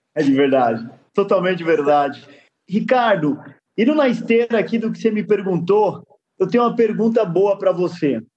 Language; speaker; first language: Portuguese; native; Portuguese